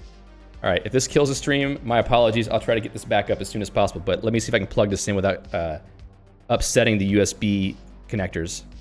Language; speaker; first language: English; native; English